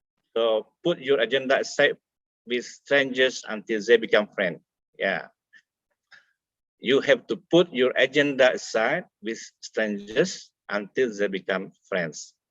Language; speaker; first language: English; non-native, fluent; Indonesian